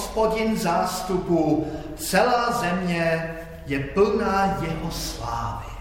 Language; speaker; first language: Czech; non-native, fluent; Polish